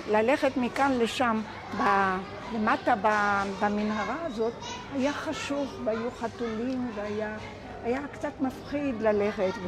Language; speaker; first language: Hebrew; non-native, local second language; Ladino